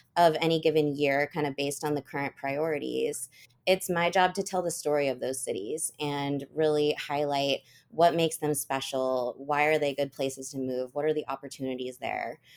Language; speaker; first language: English; native; English